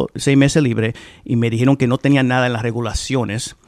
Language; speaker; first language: Spanish; early bilingual, heritage; Spanish